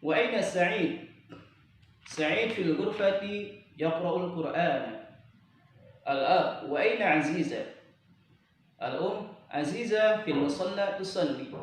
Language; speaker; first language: Arabic; non-native, fluent; Indonesian